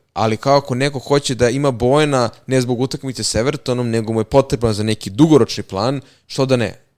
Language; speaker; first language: Serbian; native; Serbian